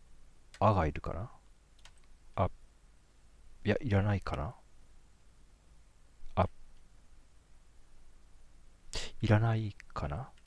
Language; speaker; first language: Japanese; native; Japanese